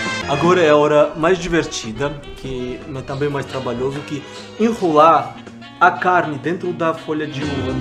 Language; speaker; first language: Portuguese; non-native, fluent; Armenian